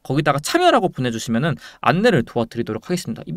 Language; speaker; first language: Korean; native; Korean